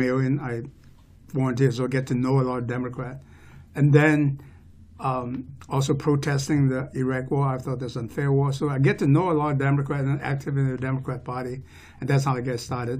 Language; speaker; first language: English; non-native, local second language; Cantonese